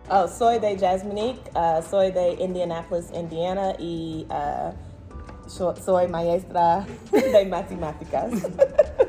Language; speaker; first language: Spanish; non-native, learner; English